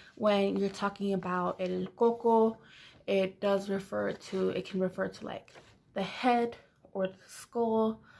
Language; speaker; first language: English; early bilingual, other home language; Spanish